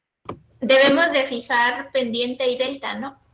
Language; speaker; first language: Spanish; native; Spanish